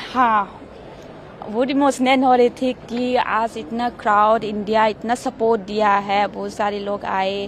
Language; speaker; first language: Hindi; non-native, local second language; Manipuri